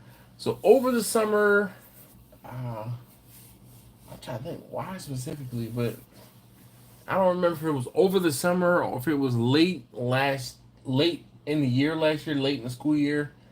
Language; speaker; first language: English; native; English